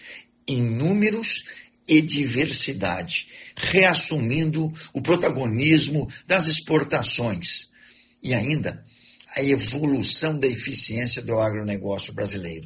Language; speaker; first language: Portuguese; native; Portuguese